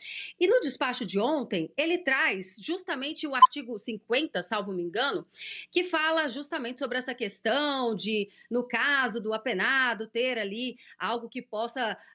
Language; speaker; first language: Portuguese; native; Portuguese